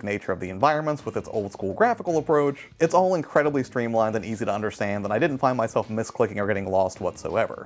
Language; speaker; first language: English; native; English